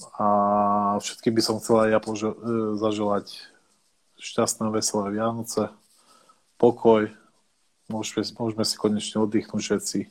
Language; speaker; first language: Slovak; native; Slovak